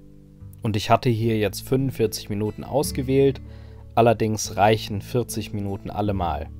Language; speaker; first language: German; native; German